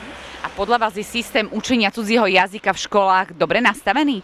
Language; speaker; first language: Slovak; native; Slovak